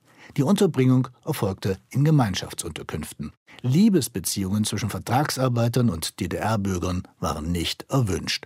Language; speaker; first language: German; native; German